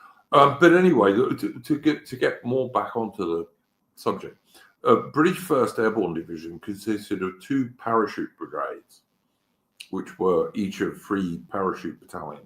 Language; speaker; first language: English; native; English